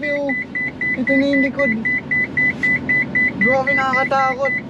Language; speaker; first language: Filipino; native; Filipino